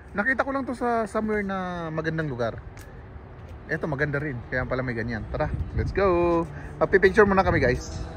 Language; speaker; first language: Filipino; non-native, local second language; Cebuano